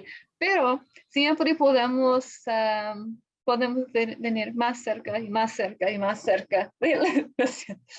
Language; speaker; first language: Spanish; non-native, fluent; English